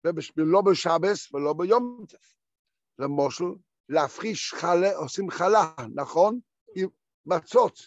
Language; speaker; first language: Hebrew; non-native, fluent; Yiddish